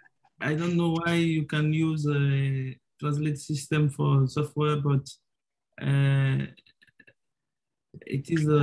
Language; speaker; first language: English; non-native, learner; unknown